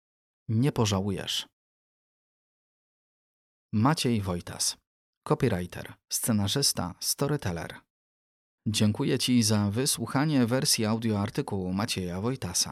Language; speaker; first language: Polish; native; Polish